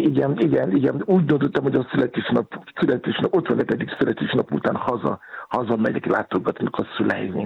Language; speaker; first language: Hungarian; non-native, fluent; Yoruba